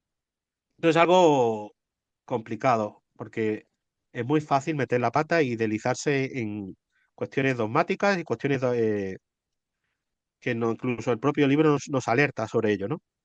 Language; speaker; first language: Spanish; native; Spanish